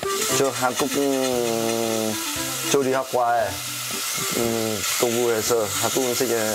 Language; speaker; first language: Korean; non-native, learner; Vietnamese